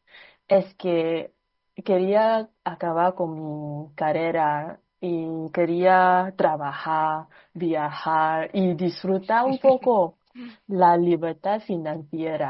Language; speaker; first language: Spanish; non-native, fluent; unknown